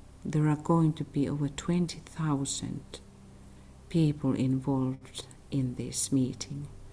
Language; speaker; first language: English; non-native, fluent; Finnish